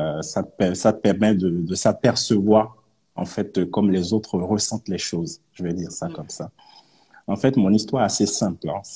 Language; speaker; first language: French; non-native, local second language; Yoruba